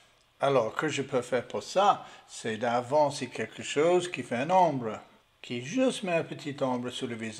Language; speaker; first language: French; non-native, learner; English